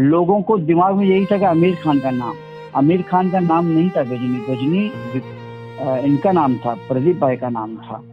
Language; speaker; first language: Hindi; native; Hindi